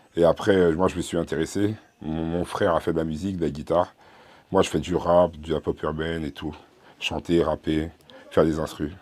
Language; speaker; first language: French; early bilingual, other home language; Haitian Creole